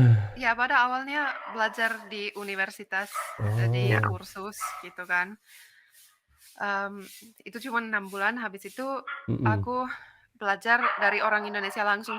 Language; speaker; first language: Indonesian; non-native, fluent; Finnish